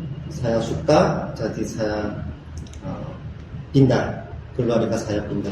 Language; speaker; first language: Indonesian; non-native, learner; Korean